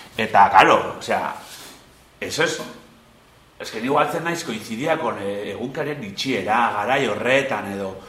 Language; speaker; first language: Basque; non-native, local second language; Spanish